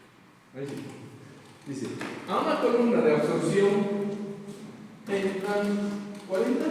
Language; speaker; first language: Spanish; native; Spanish